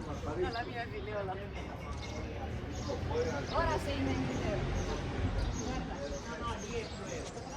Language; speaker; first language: Italian; native; Italian